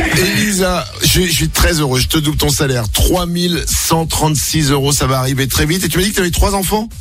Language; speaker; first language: French; native; French